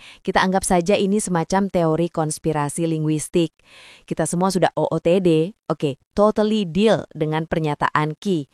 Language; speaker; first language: Indonesian; native; Indonesian